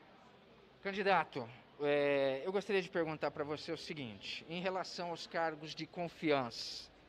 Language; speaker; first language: Portuguese; native; Portuguese